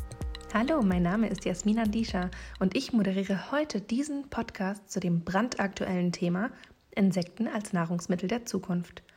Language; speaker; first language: German; native; German